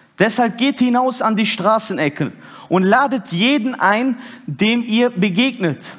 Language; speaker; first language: German; early bilingual, other home language; Turkish